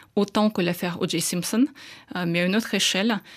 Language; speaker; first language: French; non-native, fluent; Russian